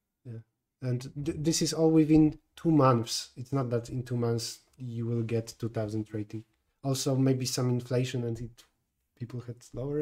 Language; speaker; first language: English; non-native, fluent; Polish